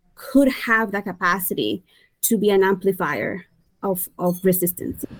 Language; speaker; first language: English; non-native, fluent; Spanish